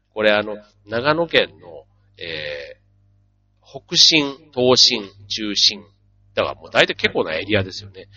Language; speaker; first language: Japanese; native; Japanese